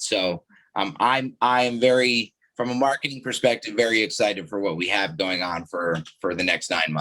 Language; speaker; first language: English; native; English